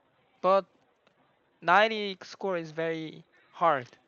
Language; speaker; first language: English; non-native, learner; Korean